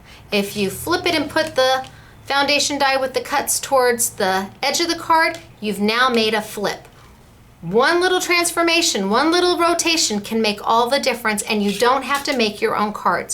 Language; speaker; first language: English; native; English